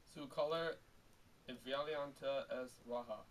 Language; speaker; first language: Spanish; non-native, learner; English